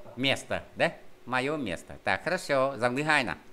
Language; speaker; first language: Russian; non-native, fluent; Vietnamese